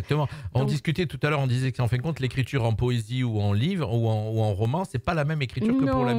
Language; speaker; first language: French; native; French